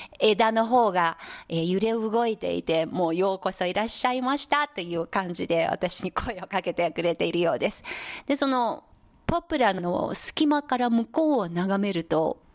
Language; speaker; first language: Japanese; non-native, fluent; Chinese